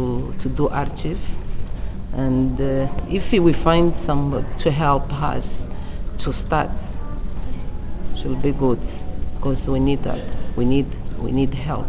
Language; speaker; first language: English; non-native, learner; Portuguese